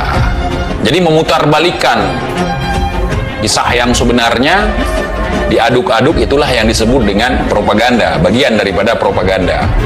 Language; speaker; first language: Indonesian; native; Indonesian